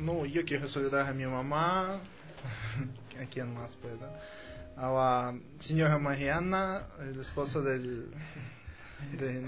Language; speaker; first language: Spanish; non-native, fluent; Russian